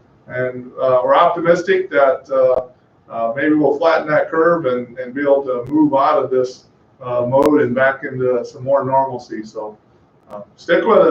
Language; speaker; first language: English; native; English